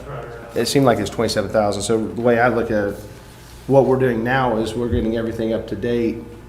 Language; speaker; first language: English; native; English